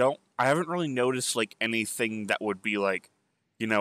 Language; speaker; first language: English; native; English